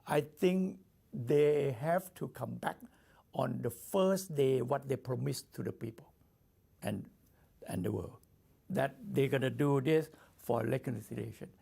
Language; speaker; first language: English; non-native, learner; Thai